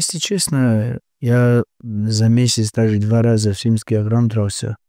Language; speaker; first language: Russian; non-native, local second language; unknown